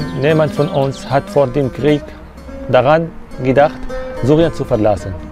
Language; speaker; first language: German; non-native, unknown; Arabic